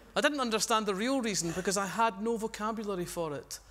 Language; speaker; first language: English; native; English